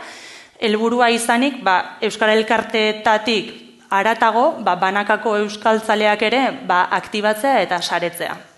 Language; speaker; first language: Basque; native; Basque